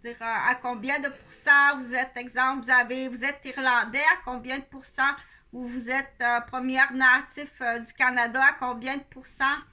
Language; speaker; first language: French; native; French